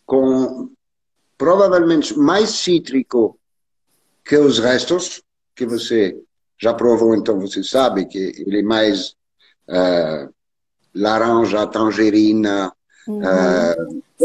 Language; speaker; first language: Portuguese; non-native, learner; French